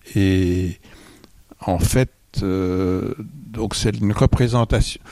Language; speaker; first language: French; native; French